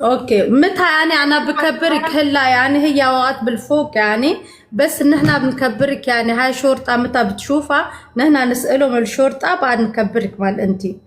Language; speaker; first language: Arabic; non-native, learner; Amharic